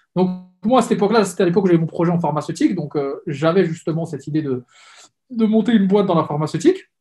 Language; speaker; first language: French; native; French